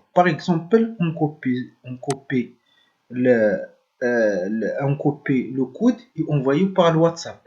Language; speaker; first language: French; non-native, learner; Arabic